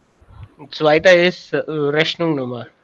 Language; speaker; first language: German; non-native, learner; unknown